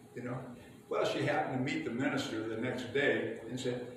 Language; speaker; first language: English; native; English